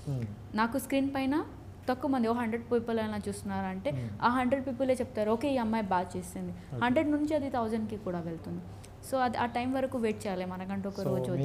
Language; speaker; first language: Telugu; non-native, learner; Odia